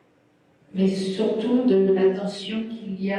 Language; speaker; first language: French; non-native, fluent; Spanish